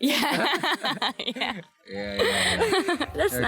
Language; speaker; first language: English; non-native, learner; French